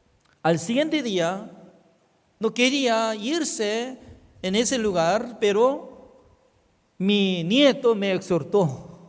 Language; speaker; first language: Spanish; non-native, fluent; Korean